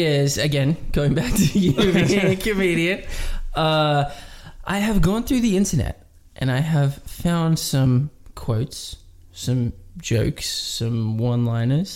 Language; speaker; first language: English; native; English